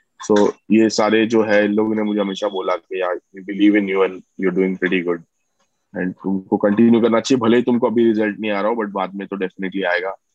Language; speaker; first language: Hindi; native; Hindi